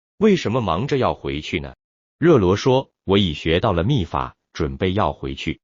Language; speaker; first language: Chinese; native; Chinese